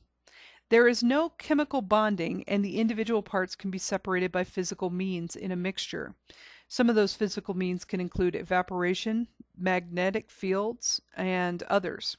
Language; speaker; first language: English; native; English